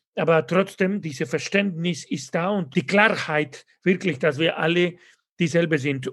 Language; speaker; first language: German; non-native, fluent; Spanish